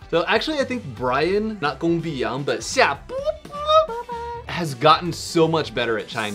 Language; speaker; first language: English; early bilingual, other home language; Spanish